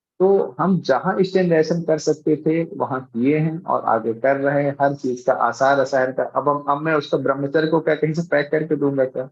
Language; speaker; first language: Hindi; native; Hindi